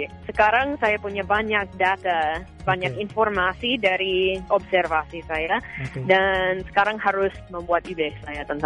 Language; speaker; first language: Indonesian; non-native, fluent; English